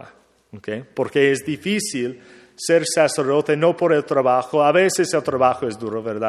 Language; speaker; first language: Spanish; non-native, fluent; English